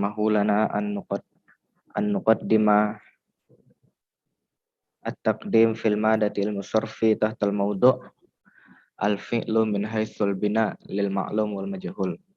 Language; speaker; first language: Arabic; non-native, learner; Indonesian